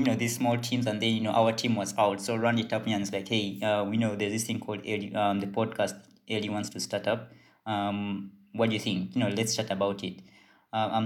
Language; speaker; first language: English; non-native, local second language; Ganda